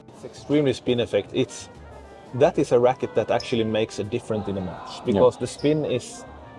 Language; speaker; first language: English; non-native, fluent; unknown